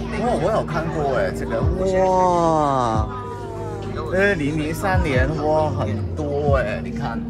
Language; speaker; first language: Chinese; non-native, local second language; Cantonese